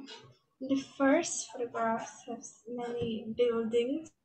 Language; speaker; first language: English; non-native, learner; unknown